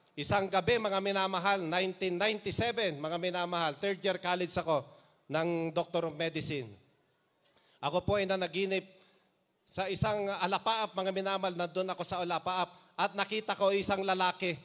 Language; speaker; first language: Filipino; non-native, local second language; Iloko